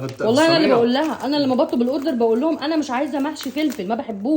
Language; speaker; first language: Arabic; native; Arabic